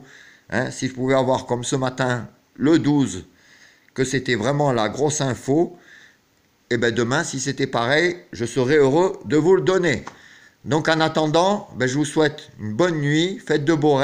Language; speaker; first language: French; native; French